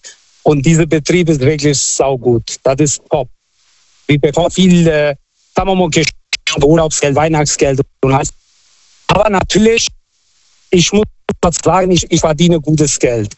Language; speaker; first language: German; non-native, fluent; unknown